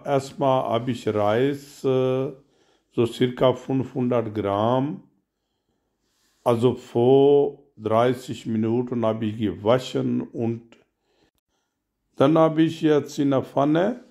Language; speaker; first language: German; non-native, learner; Urdu